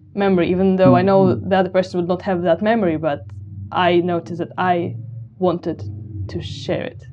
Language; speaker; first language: English; non-native, fluent; Russian